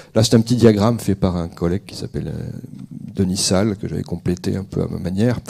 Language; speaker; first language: French; native; French